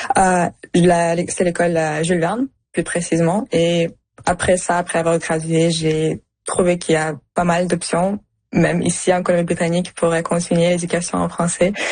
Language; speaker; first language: French; early bilingual, other home language; Russian